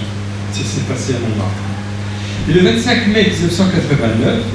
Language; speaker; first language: French; native; French